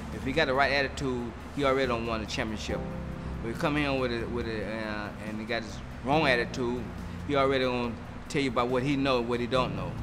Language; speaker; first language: English; native; English